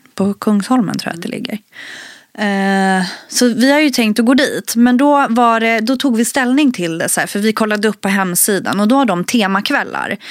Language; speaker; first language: Swedish; early bilingual, other home language; Spanish